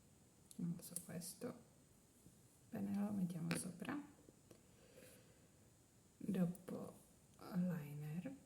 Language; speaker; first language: Italian; non-native, learner; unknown